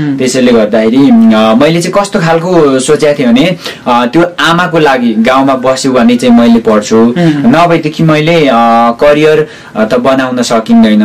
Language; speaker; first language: Nepali; non-native, local second language; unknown